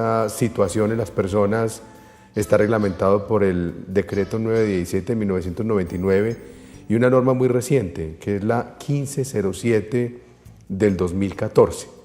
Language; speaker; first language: Spanish; native; Spanish